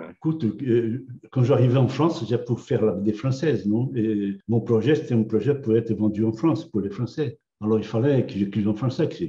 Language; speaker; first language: French; non-native, fluent; Portuguese